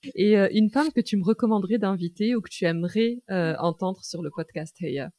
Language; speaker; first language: French; native; French